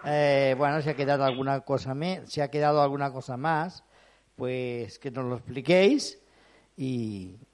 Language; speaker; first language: Spanish; non-native, local second language; Catalan